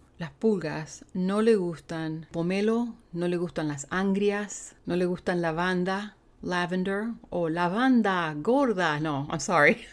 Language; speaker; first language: Spanish; native; Spanish